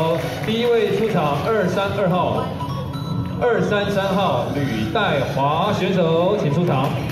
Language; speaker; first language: Chinese; native; Chinese